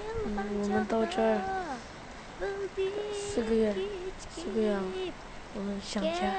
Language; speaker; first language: Chinese; non-native, local second language; Uyghur